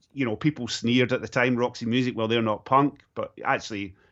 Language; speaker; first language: English; native; English